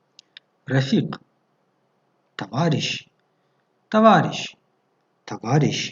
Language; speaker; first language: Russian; non-native, fluent; Tajik